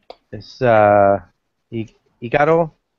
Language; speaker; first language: Spanish; non-native, learner; English